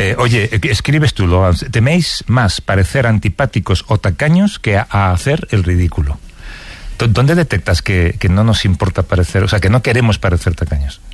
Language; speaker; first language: Spanish; native; Spanish